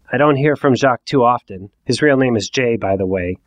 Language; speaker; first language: English; native; English